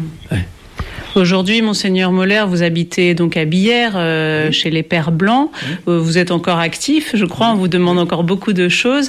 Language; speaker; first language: French; native; French